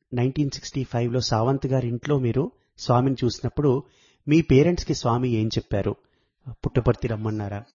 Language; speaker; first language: Telugu; native; Telugu